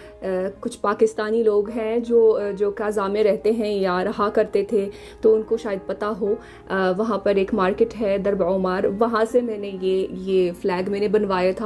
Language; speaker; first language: Hindi; non-native, fluent; Arabic